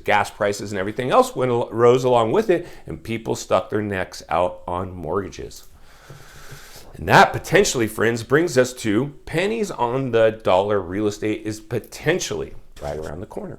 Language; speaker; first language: English; native; English